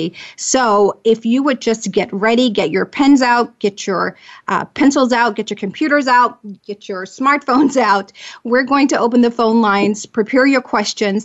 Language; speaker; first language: English; native; English